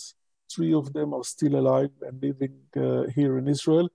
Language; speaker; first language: English; non-native, local second language; Hebrew